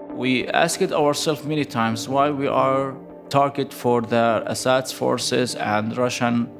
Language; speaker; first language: English; non-native, fluent; Arabic